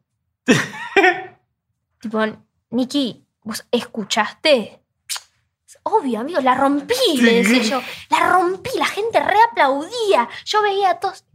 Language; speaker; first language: Spanish; native; Spanish